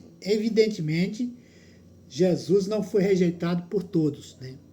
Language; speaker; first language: Portuguese; native; Portuguese